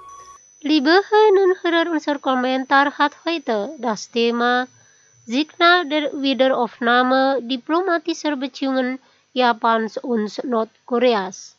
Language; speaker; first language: German; non-native, fluent; Indonesian